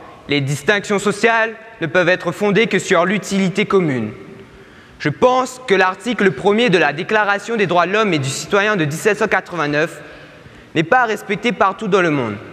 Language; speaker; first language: French; native; French